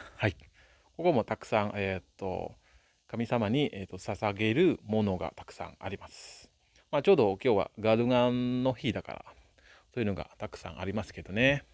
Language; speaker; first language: Japanese; non-native, fluent; Balinese